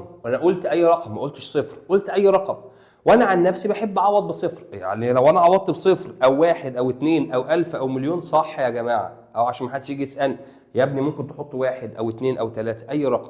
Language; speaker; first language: Arabic; native; Arabic